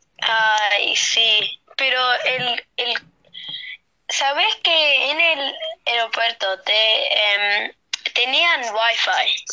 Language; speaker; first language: Spanish; early bilingual, heritage; Spanish